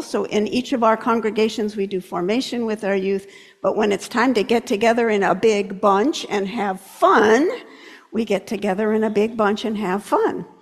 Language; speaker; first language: English; native; English